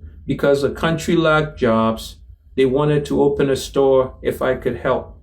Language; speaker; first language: English; non-native, local second language; Akan